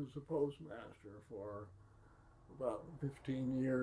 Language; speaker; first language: English; native; English